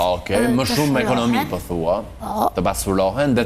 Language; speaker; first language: Albanian; native; Albanian